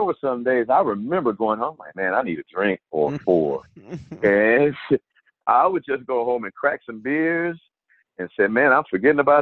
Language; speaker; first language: English; native; English